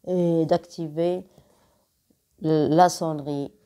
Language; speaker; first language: French; non-native, local second language; Arabic